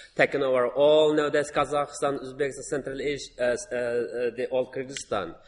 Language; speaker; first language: English; non-native, learner; Uyghur